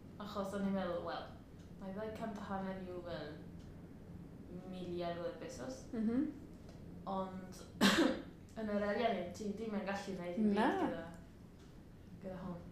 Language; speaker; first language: Welsh; non-native, learner; Spanish